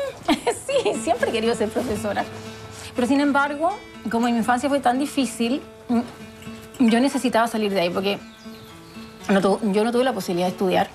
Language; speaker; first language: Spanish; native; Spanish